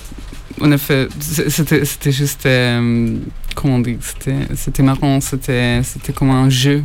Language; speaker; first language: French; non-native, learner; Hungarian